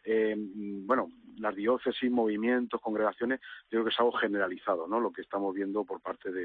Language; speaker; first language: Spanish; native; Spanish